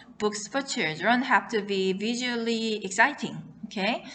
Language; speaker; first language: English; non-native, fluent; Korean